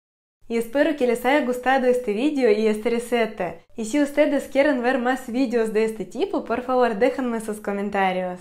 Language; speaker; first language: Spanish; non-native, fluent; Russian